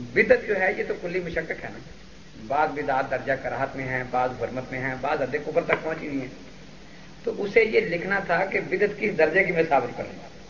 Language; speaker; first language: Urdu; non-native, local second language; Punjabi